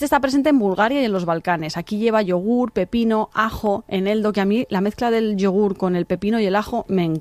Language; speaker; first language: Spanish; native; Spanish